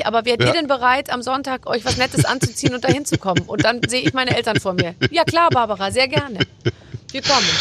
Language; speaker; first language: German; native; German